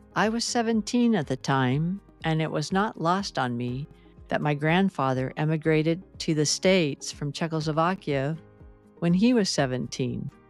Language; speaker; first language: English; native; English